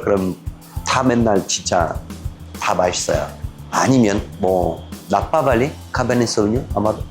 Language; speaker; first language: Korean; non-native, learner; French